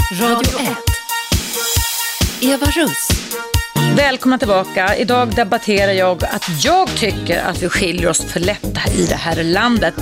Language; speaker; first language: Swedish; native; Swedish